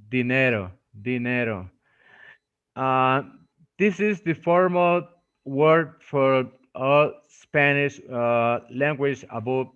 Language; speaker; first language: English; non-native, fluent; Spanish